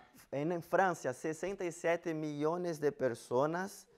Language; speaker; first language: Spanish; non-native, fluent; Portuguese